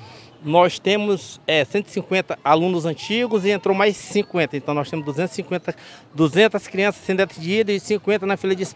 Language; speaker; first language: Portuguese; native; Portuguese